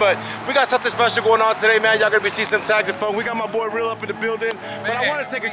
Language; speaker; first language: English; native; English